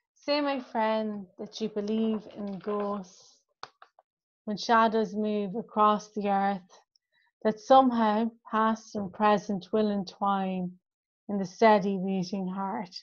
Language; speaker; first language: English; native; English